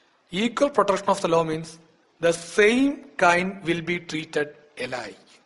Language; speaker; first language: English; non-native, local second language; Malayalam